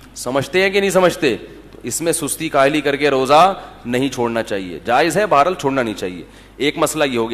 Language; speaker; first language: Urdu; native; Urdu